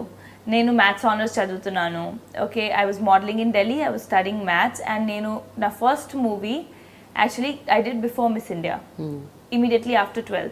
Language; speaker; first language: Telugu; non-native, local second language; Hindi